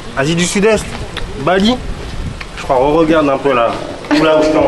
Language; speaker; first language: French; native; French